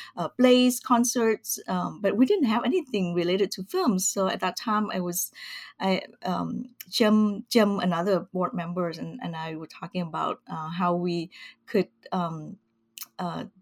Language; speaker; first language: English; early bilingual, other home language; Vietnamese